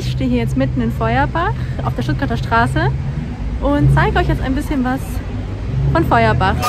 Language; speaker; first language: German; native; German